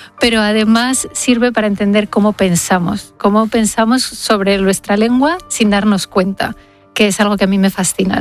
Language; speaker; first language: Spanish; native; Spanish